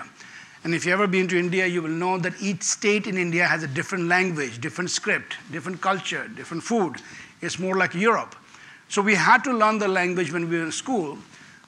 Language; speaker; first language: English; non-native, local second language; Punjabi